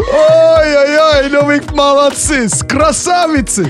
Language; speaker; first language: Russian; non-native, fluent; Yoruba